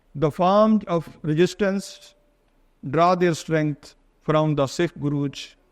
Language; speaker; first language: English; non-native, local second language; Punjabi